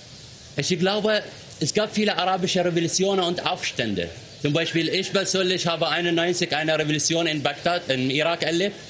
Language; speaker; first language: German; non-native, fluent; Arabic